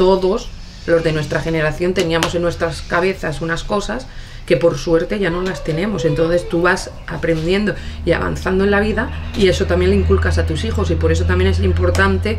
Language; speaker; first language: Spanish; native; Spanish